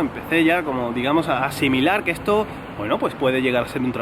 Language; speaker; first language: Spanish; native; Spanish